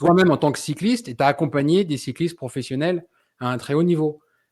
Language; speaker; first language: French; native; French